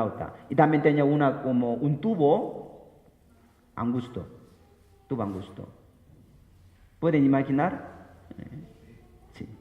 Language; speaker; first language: Spanish; non-native, fluent; Korean